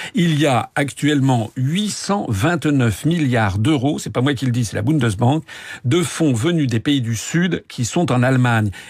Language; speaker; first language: French; native; French